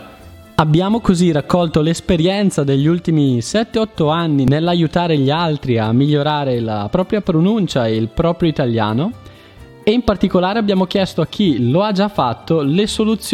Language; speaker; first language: Italian; native; Italian